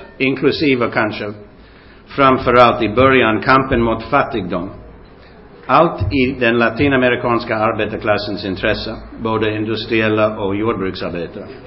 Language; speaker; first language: Swedish; non-native, fluent; English